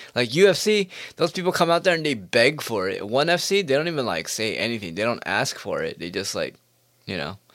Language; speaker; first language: English; native; English